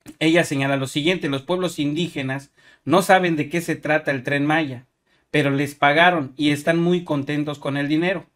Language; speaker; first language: Spanish; native; Spanish